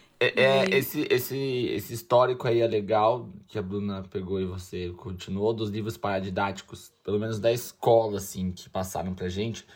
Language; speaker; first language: Portuguese; native; Portuguese